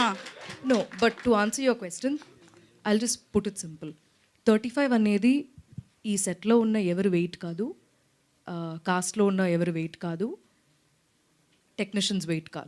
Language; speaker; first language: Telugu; non-native, local second language; Malayalam